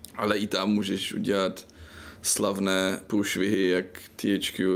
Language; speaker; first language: Czech; non-native, fluent; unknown